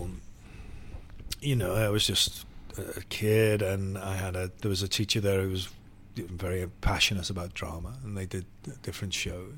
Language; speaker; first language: English; native; English